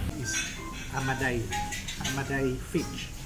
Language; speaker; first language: English; non-native, learner; Thai